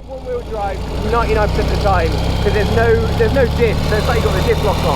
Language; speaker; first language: English; native; English